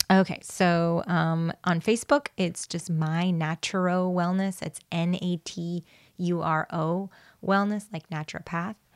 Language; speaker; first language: English; early bilingual, other home language; Spanish